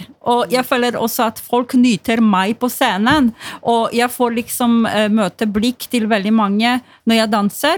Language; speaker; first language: Norwegian; non-native, fluent; Polish